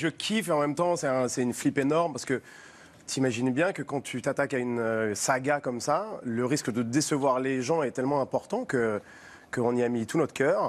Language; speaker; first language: French; native; French